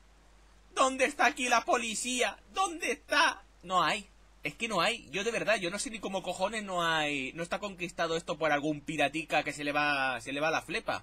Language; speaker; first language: Spanish; native; Spanish